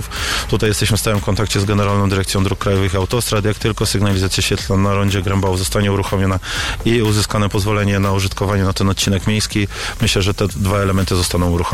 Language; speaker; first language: Polish; native; Polish